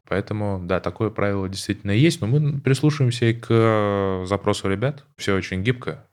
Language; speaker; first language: Russian; native; Russian